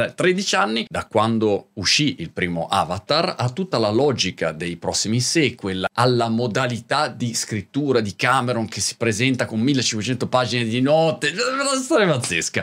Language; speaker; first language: Italian; native; Italian